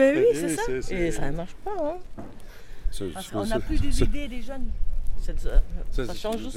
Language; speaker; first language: French; non-native, fluent; German